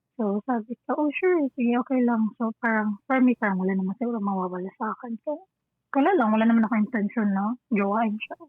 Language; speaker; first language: Filipino; non-native, local second language; Cebuano